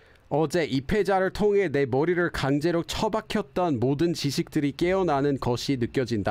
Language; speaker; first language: Korean; non-native, fluent; English